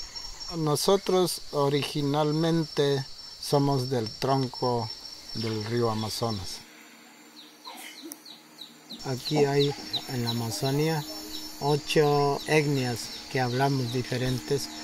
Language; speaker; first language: Spanish; non-native, local second language; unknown